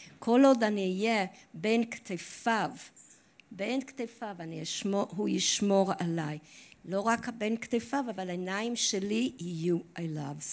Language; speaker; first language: Hebrew; non-native, fluent; English